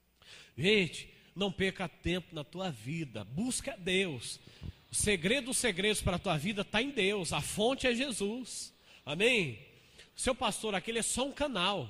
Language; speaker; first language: Portuguese; native; Portuguese